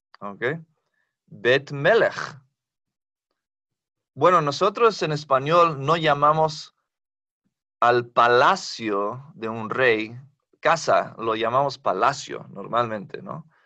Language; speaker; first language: Spanish; non-native, fluent; English